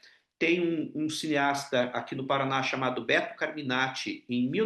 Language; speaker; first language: Portuguese; non-native, local second language; Ukrainian